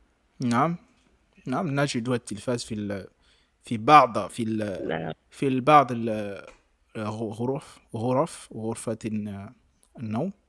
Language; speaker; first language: Arabic; non-native, fluent; French